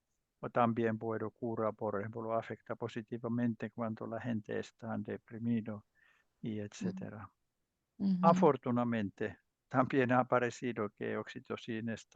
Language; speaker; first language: Spanish; non-native, learner; Finnish